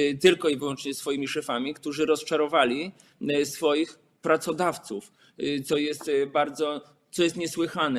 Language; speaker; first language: Polish; native; Polish